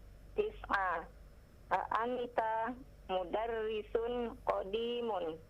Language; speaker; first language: Arabic; non-native, learner; Indonesian